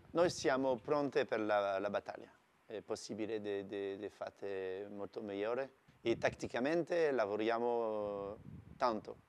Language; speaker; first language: Italian; non-native, learner; French